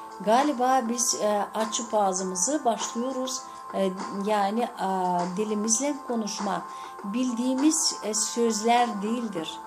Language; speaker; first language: Turkish; non-native, fluent; Gagauz